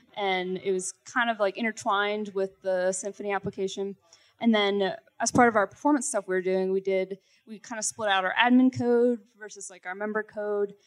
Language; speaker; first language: English; native; English